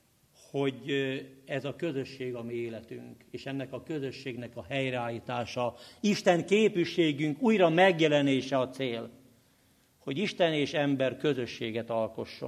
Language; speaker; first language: Hungarian; native; Hungarian